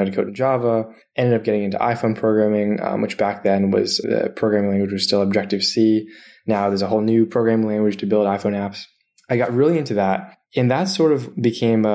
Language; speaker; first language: English; native; English